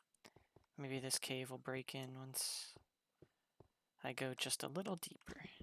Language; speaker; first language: English; native; English